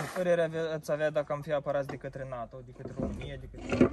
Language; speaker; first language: Romanian; native; Romanian